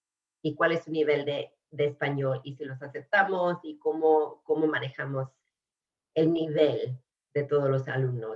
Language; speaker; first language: Spanish; early bilingual, other home language; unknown